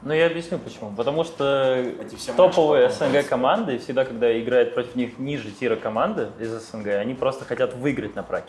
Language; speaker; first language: Russian; native; Russian